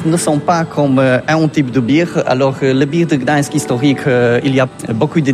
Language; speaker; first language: French; non-native, learner; Polish